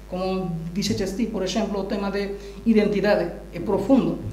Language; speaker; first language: Galician; non-native, learner; Bangla